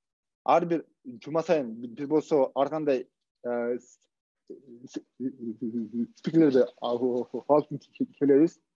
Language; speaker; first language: Kyrgyz; non-native, local second language; Russian